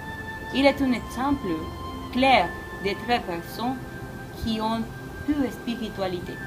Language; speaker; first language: French; non-native, learner; Spanish